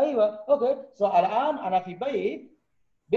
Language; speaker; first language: Arabic; non-native, fluent; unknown